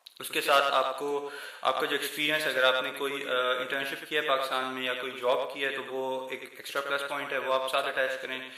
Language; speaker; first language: Urdu; native; Urdu